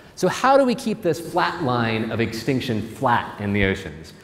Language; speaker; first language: English; native; English